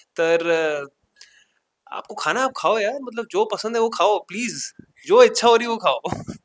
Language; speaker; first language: Hindi; non-native, local second language; Marathi